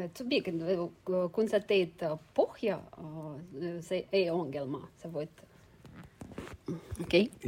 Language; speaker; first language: Finnish; non-native, learner; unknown